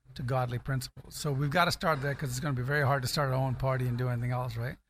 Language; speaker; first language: English; non-native, local second language; Akan